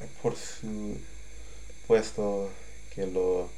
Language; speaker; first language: Spanish; non-native, learner; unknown